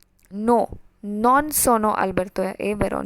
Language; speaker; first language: Italian; non-native, fluent; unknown